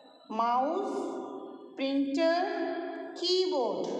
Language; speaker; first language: Hindi; native; Hindi